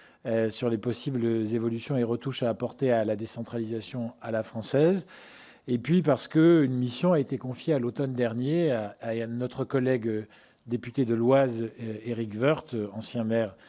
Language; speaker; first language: French; native; French